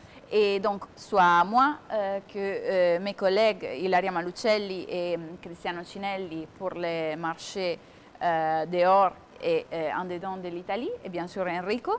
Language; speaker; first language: French; non-native, fluent; Italian